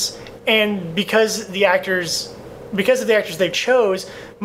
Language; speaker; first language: English; native; English